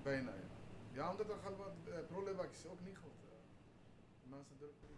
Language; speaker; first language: Dutch; non-native, learner; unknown